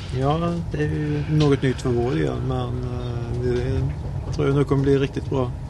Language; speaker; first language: Swedish; native; Swedish